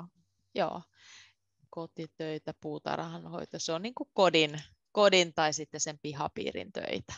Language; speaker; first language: Finnish; native; Finnish